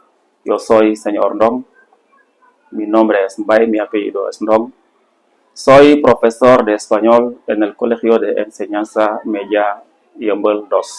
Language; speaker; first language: Spanish; non-native, fluent; Serer